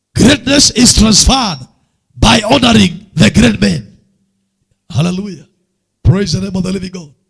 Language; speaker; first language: English; non-native, local second language; Swahili